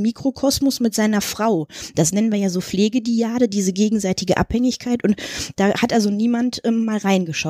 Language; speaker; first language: German; native; German